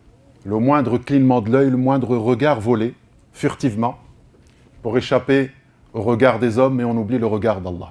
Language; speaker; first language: French; native; French